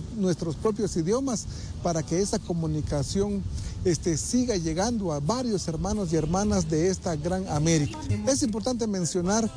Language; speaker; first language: Spanish; non-native, local second language; Kaqchikel